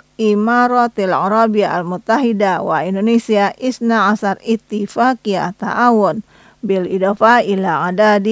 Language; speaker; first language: Arabic; non-native, fluent; Indonesian